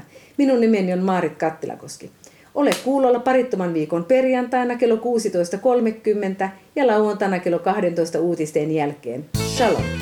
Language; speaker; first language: Finnish; native; Finnish